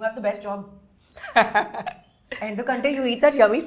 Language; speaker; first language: Telugu; non-native, fluent; Hindi